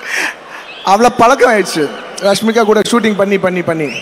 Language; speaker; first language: Tamil; non-native, local second language; Telugu